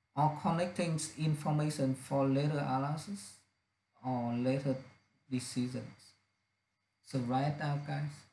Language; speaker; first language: English; non-native, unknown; Vietnamese